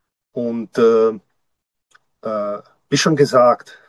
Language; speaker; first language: German; non-native, learner; Czech